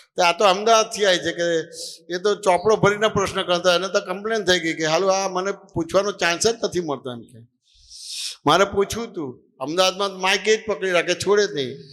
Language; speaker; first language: Gujarati; native; Gujarati